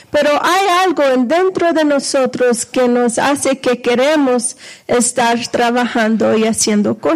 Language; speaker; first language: Spanish; non-native, fluent; English